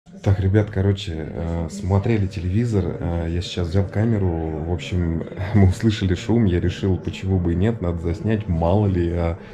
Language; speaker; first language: Russian; native; Russian